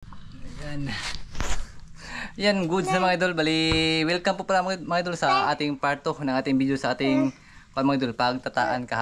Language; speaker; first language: Filipino; non-native, local second language; Cebuano